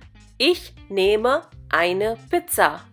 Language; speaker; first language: German; non-native, fluent; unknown